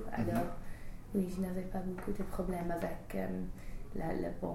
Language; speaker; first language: French; non-native, learner; English